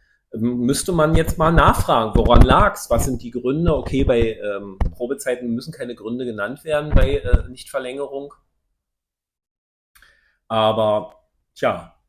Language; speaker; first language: German; native; German